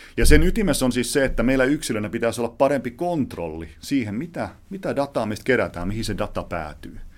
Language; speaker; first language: Finnish; native; Finnish